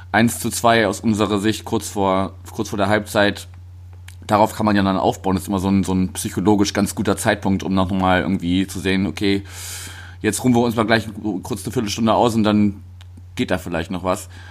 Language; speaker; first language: German; native; German